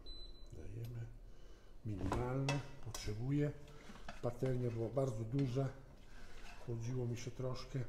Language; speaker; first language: Polish; non-native, fluent; Italian